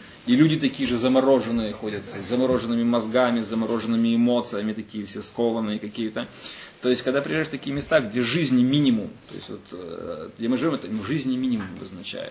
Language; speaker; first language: Russian; native; Russian